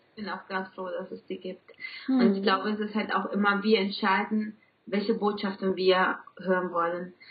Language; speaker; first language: German; non-native, fluent; Spanish